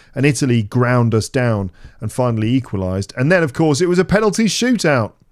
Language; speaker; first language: English; native; English